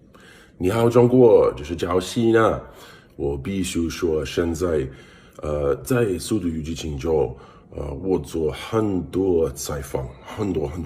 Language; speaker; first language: Chinese; non-native, learner; English